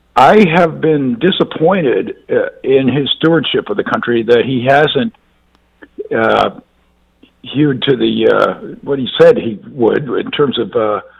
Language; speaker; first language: English; native; English